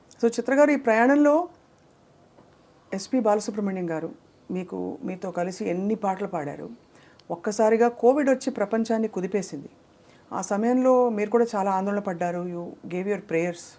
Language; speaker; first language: Telugu; native; Telugu